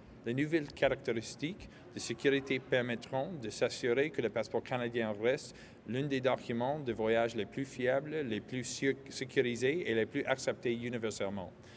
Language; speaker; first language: French; non-native, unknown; English